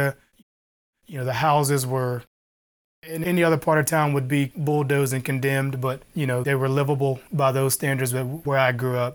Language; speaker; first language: English; native; English